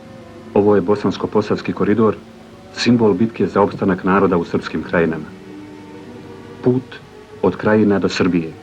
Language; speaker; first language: Bosnian; native; Bosnian